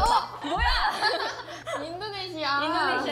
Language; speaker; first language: Korean; non-native, fluent; Indonesian